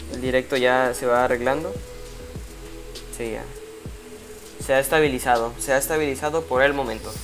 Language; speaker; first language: Spanish; native; Spanish